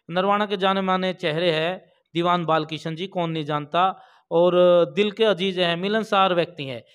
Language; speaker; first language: Hindi; native; Hindi